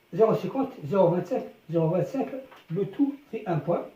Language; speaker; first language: French; non-native, local second language; Arabic